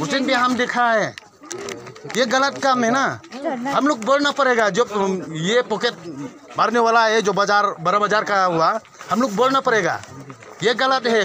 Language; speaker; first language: Hindi; non-native, local second language; Khasi